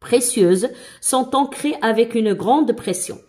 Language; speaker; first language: French; non-native, local second language; Arabic